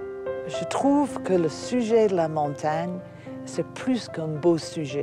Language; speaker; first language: French; non-native, fluent; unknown